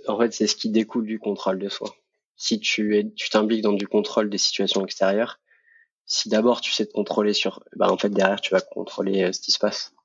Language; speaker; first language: French; native; French